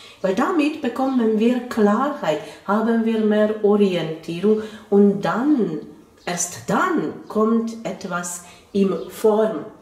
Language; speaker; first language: German; non-native, fluent; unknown